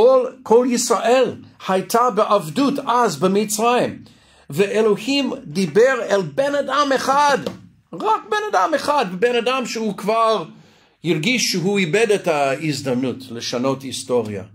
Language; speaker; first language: Hebrew; non-native, fluent; English